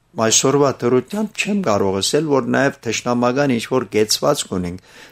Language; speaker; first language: Armenian; early bilingual, heritage; Armenian